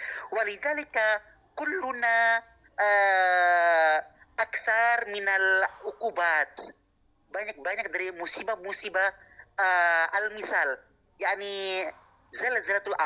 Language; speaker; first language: Arabic; non-native, learner; Indonesian